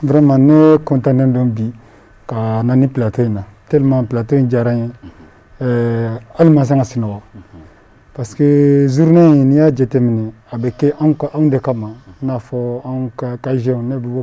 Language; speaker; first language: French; non-native, local second language; Bambara